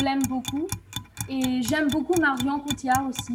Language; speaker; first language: French; non-native, fluent; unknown